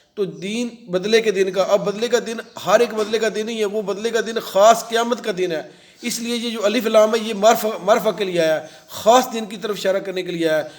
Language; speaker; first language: Urdu; non-native, local second language; Punjabi